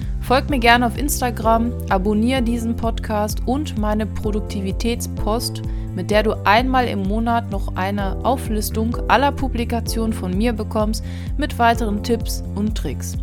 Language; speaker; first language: German; native; German